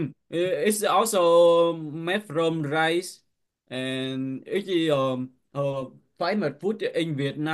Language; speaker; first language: English; non-native, learner; Vietnamese